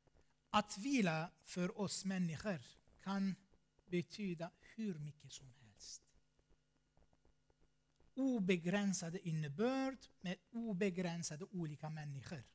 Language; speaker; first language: Swedish; non-native, fluent; Armenian